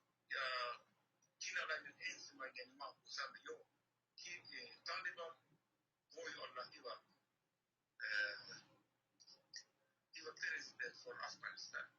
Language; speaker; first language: Finnish; non-native, learner; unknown